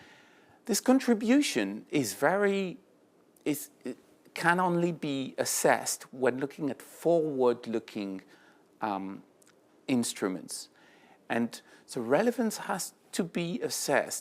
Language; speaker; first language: English; non-native, fluent; French